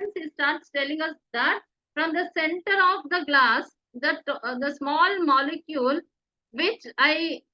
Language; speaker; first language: English; non-native, local second language; Telugu